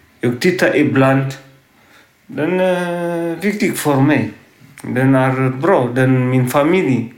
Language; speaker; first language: Swedish; non-native, learner; Tigrinya